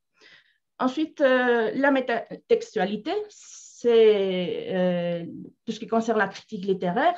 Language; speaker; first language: French; non-native, fluent; Spanish